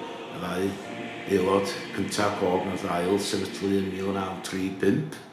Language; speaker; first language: Welsh; native; Welsh